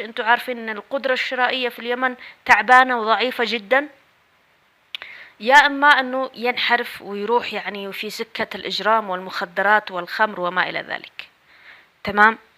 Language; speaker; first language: Arabic; native; Arabic